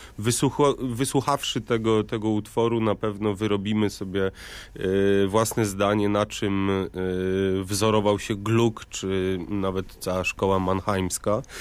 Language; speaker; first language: Polish; native; Polish